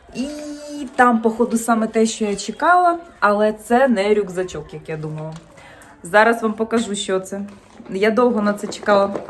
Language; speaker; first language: Ukrainian; native; Ukrainian